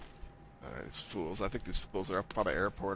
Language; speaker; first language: English; native; English